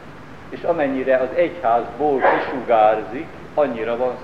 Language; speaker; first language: Hungarian; native; Hungarian